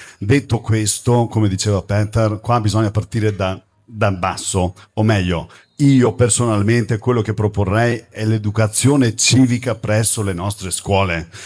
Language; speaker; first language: Italian; non-native, fluent; Turkish